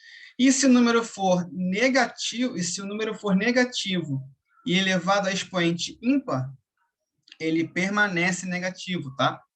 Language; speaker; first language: Portuguese; native; Portuguese